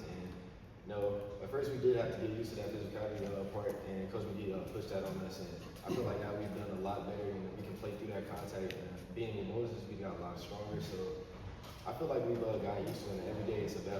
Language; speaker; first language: English; native; English